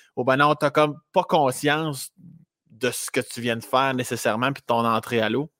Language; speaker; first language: French; native; French